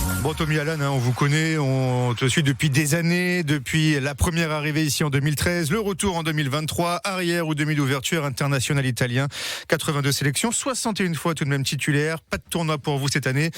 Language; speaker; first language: French; native; French